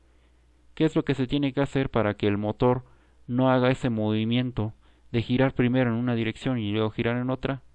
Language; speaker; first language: Spanish; native; Spanish